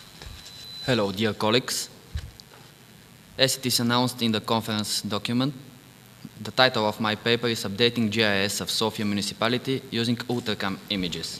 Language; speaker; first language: English; non-native, fluent; Bulgarian